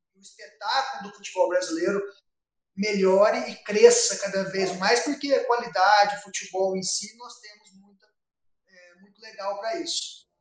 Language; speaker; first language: Portuguese; native; Portuguese